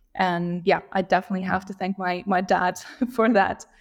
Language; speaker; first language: English; non-native, fluent; Lithuanian